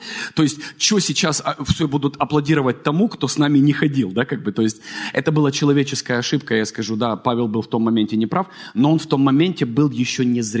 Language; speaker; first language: Russian; native; Russian